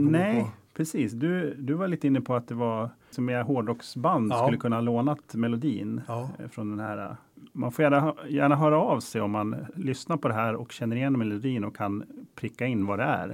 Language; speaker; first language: Swedish; native; Swedish